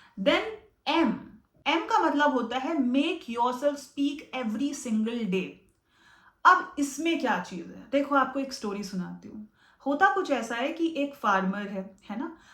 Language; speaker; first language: Hindi; native; Hindi